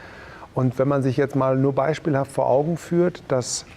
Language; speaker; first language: German; native; German